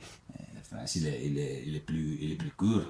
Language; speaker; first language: French; non-native, learner; Italian